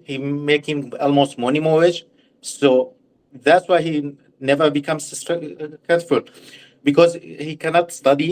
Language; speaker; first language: English; non-native, learner; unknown